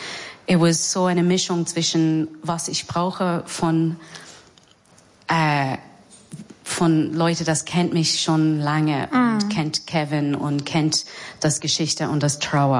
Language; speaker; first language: German; non-native, learner; English